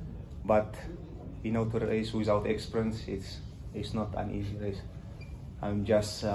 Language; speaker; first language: English; non-native, learner; Tigrinya